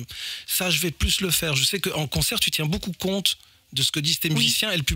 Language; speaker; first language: French; native; French